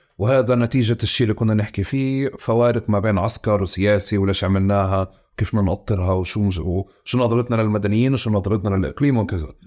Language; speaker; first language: Arabic; native; Arabic